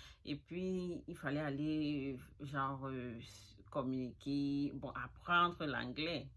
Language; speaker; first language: French; non-native, local second language; Fula